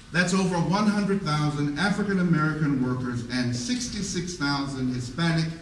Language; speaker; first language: English; native; English